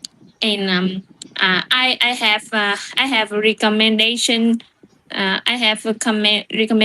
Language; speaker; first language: English; non-native, learner; Vietnamese